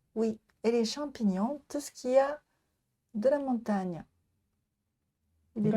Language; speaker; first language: French; non-native, learner; Japanese